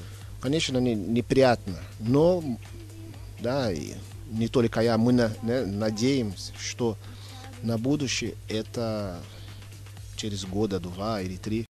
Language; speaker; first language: Russian; non-native, fluent; Portuguese